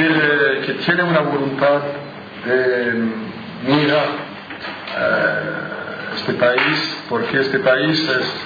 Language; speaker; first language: Spanish; non-native, fluent; French